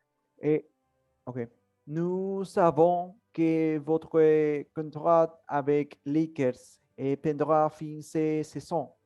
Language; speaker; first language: French; non-native, learner; Spanish